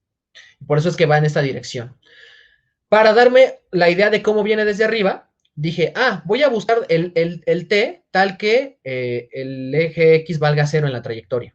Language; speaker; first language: Spanish; native; Spanish